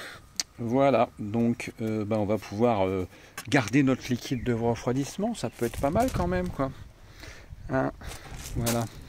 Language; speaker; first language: French; native; French